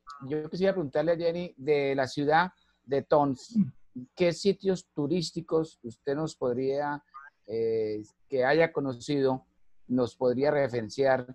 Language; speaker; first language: Spanish; native; Spanish